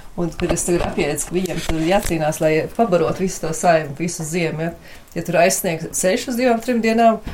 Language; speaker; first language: Latvian; early bilingual, other home language; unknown